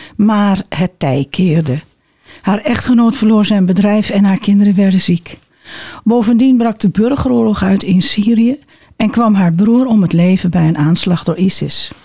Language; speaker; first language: Dutch; native; Dutch